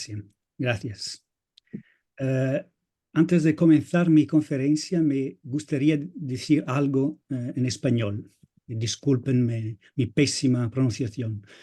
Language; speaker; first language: Spanish; non-native, fluent; Italian